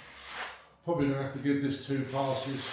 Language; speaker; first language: English; native; English